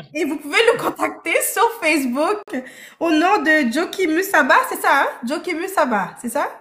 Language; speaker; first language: French; early bilingual, other home language; Haitian Creole